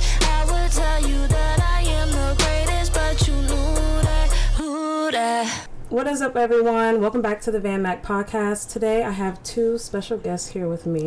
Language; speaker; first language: English; native; English